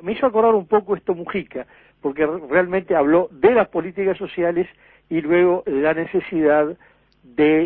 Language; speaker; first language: Spanish; native; Spanish